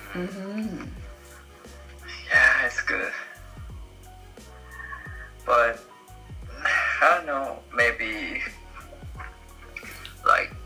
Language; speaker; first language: English; non-native, learner; Korean